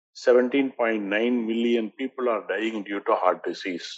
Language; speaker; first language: English; non-native, local second language; Tamil